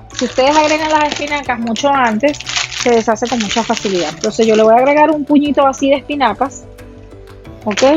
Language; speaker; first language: Spanish; native; Spanish